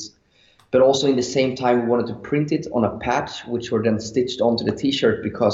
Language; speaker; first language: English; non-native, fluent; Swedish